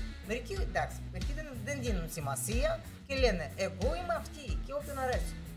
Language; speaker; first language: Greek; non-native, learner; Russian